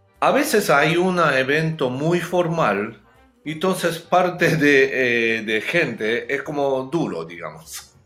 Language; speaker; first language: Spanish; non-native, learner; Japanese